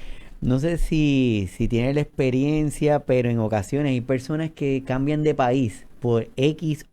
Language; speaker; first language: Spanish; native; Spanish